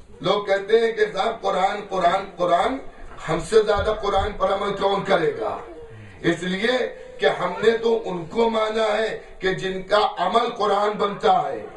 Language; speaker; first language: Urdu; native; Urdu